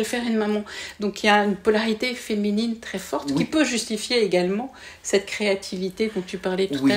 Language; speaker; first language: French; native; French